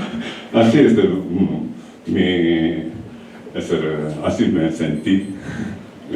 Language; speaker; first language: Spanish; non-native, learner; Japanese